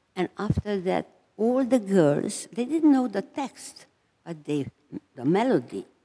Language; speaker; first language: English; non-native, fluent; Hungarian